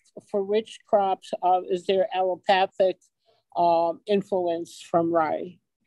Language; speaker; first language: English; early bilingual, other home language; Ukrainian